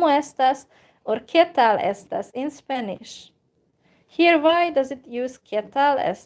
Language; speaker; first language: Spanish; non-native, learner; Hungarian